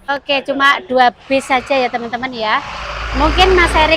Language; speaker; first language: Indonesian; native; Indonesian